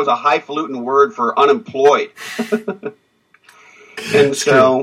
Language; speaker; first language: English; native; English